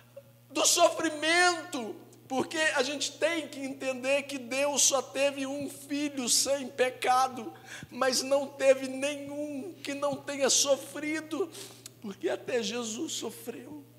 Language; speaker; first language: Portuguese; native; Portuguese